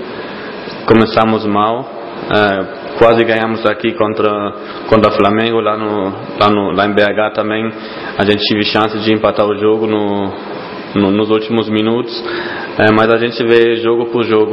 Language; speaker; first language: Portuguese; non-native, fluent; German